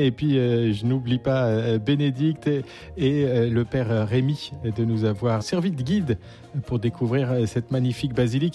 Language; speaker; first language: French; native; French